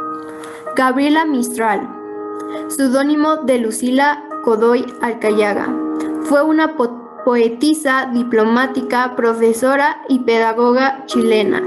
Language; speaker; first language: Spanish; native; Spanish